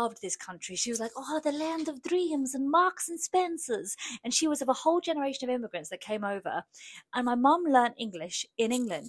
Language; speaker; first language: English; early bilingual, other home language; Polish